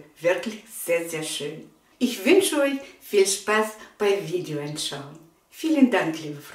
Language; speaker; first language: German; non-native, fluent; Russian